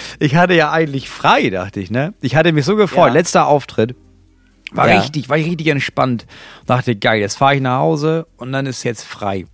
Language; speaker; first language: German; native; German